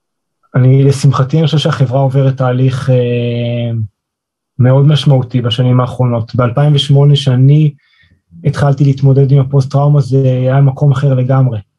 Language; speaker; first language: Hebrew; native; Hebrew